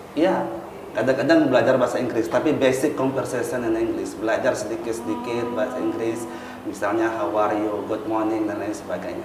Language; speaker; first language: Indonesian; native; Indonesian